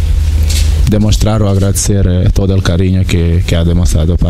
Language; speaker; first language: Spanish; non-native, learner; Portuguese